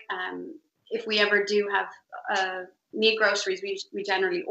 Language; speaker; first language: English; native; English